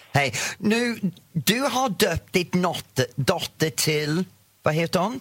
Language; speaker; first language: Swedish; non-native, fluent; English